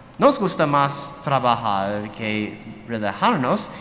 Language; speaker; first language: Spanish; non-native, learner; English